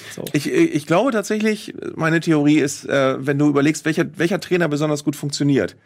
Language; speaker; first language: German; native; German